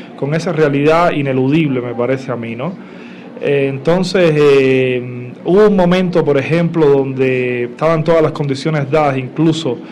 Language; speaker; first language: Spanish; native; Spanish